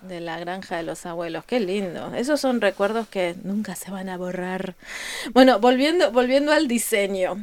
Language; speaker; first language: Spanish; native; Spanish